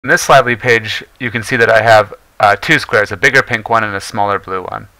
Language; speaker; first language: English; native; English